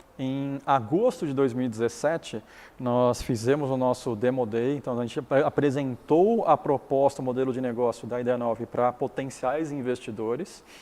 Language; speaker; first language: Portuguese; early bilingual, other home language; Chinese